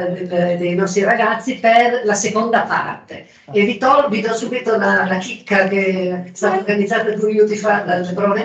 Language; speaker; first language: Italian; native; Italian